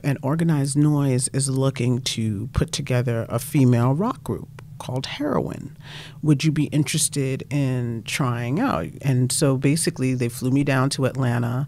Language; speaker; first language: English; native; English